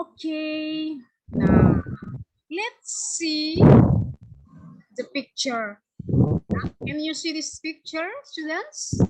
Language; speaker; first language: English; non-native, learner; Indonesian